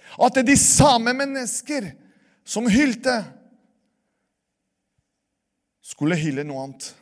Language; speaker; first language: Norwegian; non-native, fluent; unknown